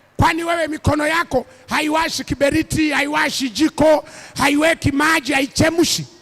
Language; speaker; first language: Swahili; native; Swahili